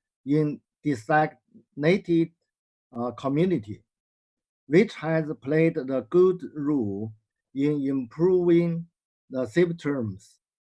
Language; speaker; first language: English; non-native, learner; Chinese